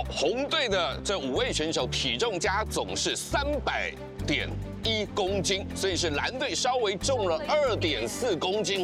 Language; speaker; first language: Chinese; native; Chinese